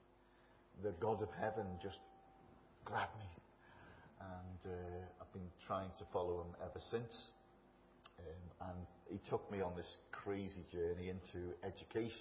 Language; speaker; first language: English; native; English